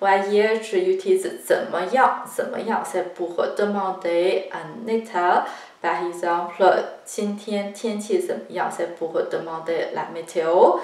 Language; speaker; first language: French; non-native, fluent; Chinese